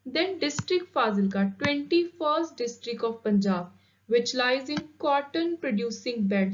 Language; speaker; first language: English; non-native, local second language; Punjabi